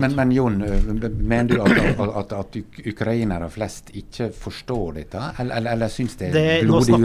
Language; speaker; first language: Norwegian; native; Norwegian